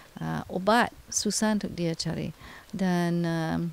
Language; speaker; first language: Indonesian; non-native, fluent; English